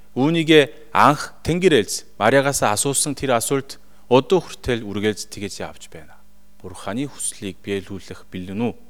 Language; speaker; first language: Mongolian; non-native, fluent; Korean